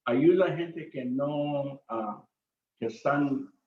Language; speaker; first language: Spanish; early bilingual, other home language; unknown